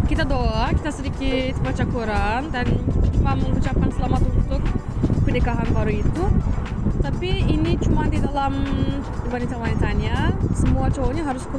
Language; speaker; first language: Indonesian; non-native, fluent; Turkish